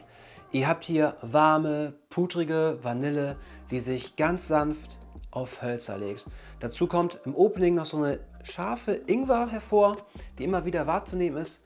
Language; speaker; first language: German; native; German